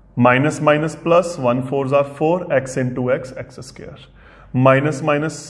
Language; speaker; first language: Hindi; non-native, local second language; Punjabi